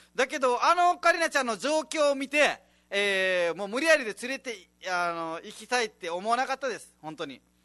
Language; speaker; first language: Japanese; non-native, fluent; Nepali